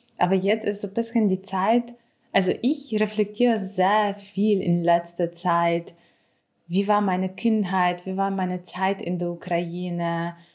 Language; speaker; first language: German; non-native, fluent; Ukrainian